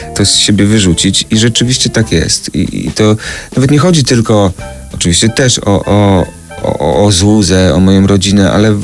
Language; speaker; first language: Polish; native; Polish